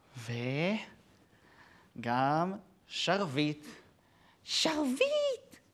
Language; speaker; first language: Hebrew; native; Hebrew